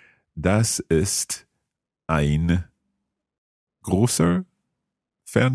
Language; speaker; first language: German; non-native, learner; English